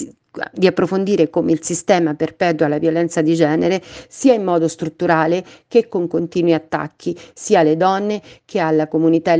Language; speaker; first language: Italian; native; Italian